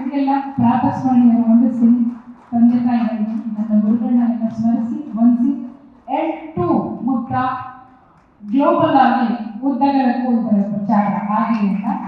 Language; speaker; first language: Kannada; native; Kannada